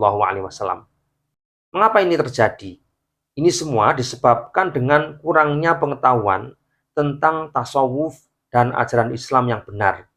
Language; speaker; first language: Indonesian; native; Indonesian